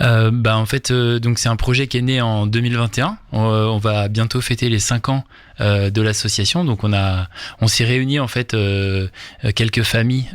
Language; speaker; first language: French; native; French